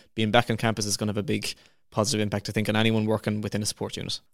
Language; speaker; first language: English; native; English